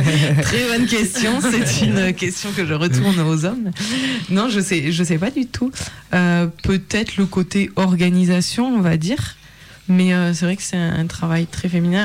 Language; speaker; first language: French; native; French